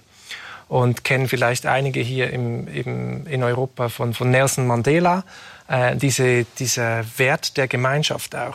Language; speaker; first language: German; native; German